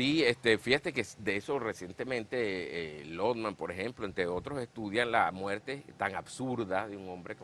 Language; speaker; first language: Spanish; native; Spanish